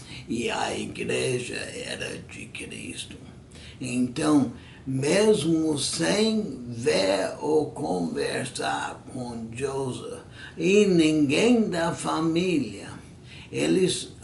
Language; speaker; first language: Portuguese; non-native, fluent; English